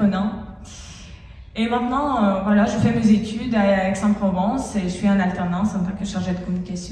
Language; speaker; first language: French; non-native, fluent; Russian